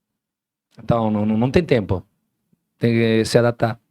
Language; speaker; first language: Portuguese; non-native, learner; Spanish